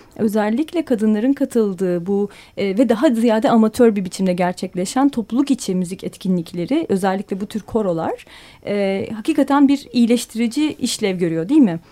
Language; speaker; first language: Turkish; native; Turkish